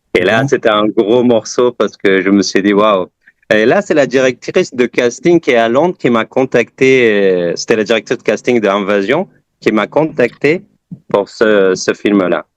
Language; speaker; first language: French; early bilingual, other home language; Persian